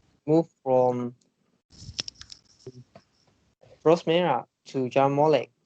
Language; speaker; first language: English; non-native, learner; Chinese